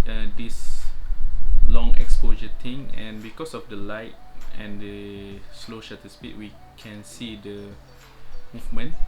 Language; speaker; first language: English; non-native, fluent; Malay